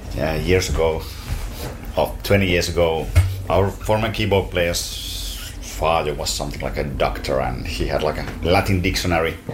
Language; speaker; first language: English; non-native, fluent; Finnish